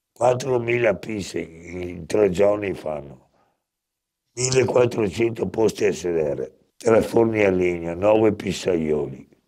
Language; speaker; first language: Italian; native; Italian